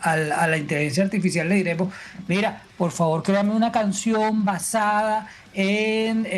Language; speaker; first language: Spanish; native; Spanish